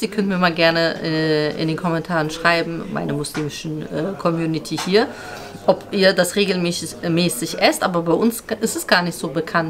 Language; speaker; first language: German; native; German